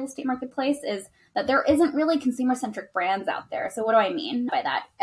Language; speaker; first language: English; native; English